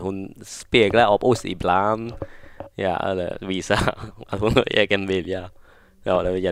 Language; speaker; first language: Swedish; non-native, learner; Thai